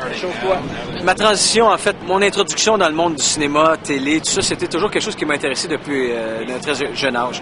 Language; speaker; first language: French; native; French